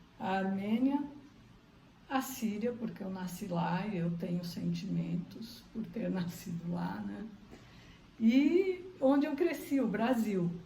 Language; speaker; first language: Portuguese; early bilingual, other home language; Armenian